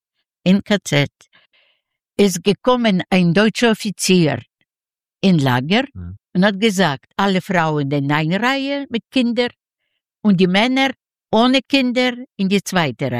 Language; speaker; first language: German; non-native, fluent; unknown